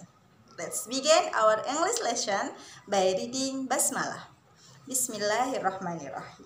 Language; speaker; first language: English; non-native, fluent; Indonesian